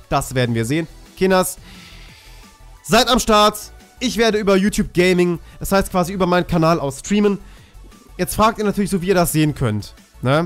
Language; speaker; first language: German; native; German